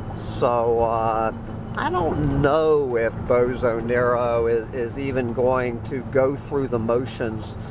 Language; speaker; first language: English; native; English